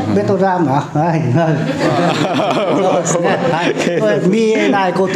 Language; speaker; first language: Japanese; non-native, fluent; Vietnamese